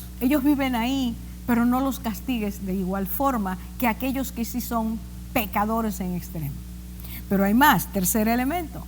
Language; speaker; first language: Spanish; native; Spanish